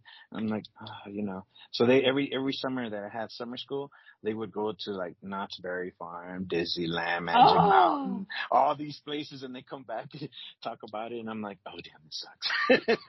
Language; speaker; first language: English; native; English